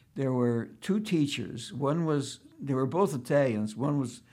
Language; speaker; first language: English; early bilingual, other home language; Yiddish